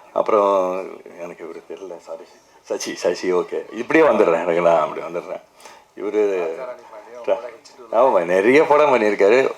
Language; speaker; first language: Tamil; non-native, local second language; Kannada